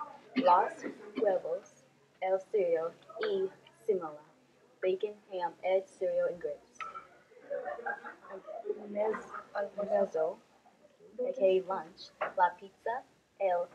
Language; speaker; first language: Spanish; non-native, learner; English